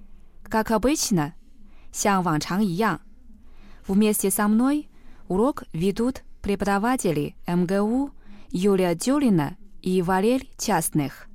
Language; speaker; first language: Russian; non-native, fluent; Chinese